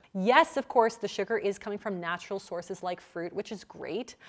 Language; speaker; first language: English; native; English